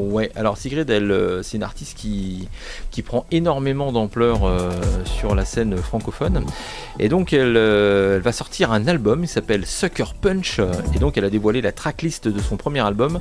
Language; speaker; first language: French; native; French